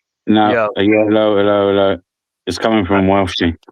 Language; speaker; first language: English; native; English